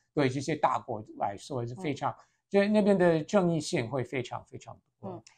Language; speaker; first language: Chinese; non-native, fluent; English